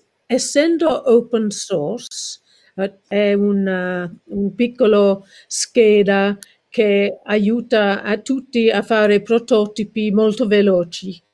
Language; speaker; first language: Italian; non-native, learner; English